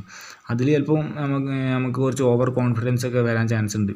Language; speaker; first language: Malayalam; native; Malayalam